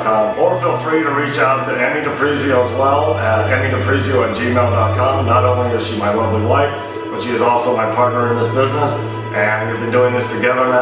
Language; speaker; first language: English; native; English